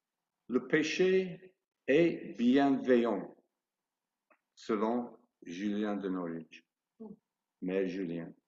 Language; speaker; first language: French; non-native, fluent; English